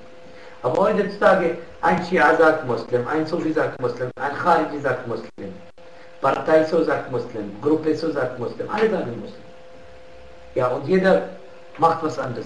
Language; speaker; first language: German; non-native, fluent; Arabic